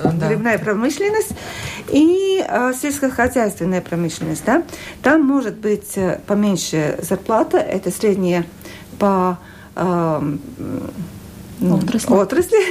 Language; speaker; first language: Russian; non-native, local second language; Latvian